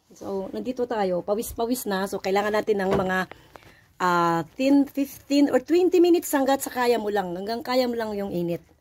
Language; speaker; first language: Filipino; non-native, local second language; Cebuano